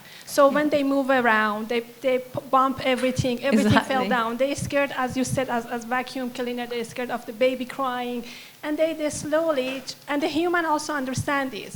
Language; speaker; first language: English; non-native, fluent; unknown